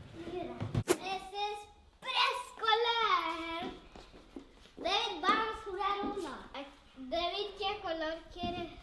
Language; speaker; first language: Spanish; non-native, learner; Lithuanian